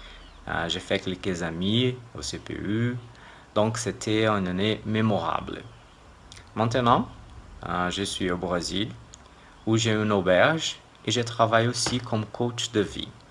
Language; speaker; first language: French; non-native, fluent; Portuguese